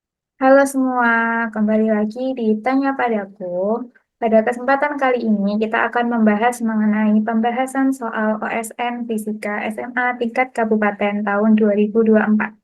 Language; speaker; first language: Indonesian; native; Indonesian